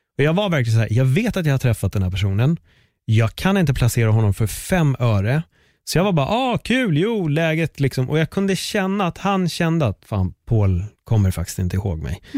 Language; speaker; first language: Swedish; native; Swedish